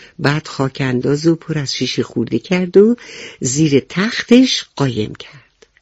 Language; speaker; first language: Persian; native; Persian